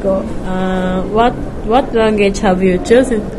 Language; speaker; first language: English; non-native, learner; Japanese